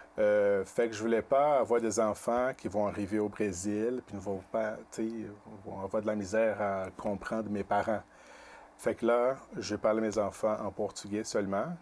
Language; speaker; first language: French; non-native, fluent; Portuguese